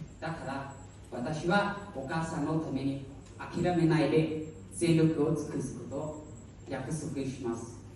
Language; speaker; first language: Japanese; non-native, learner; Hmong